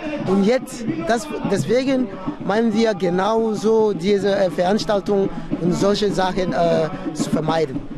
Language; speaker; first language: German; non-native, fluent; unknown